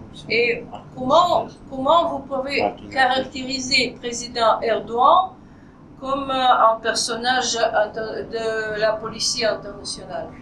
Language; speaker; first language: French; non-native, fluent; Russian